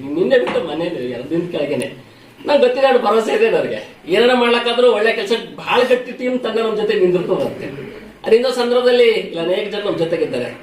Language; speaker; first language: Kannada; native; Kannada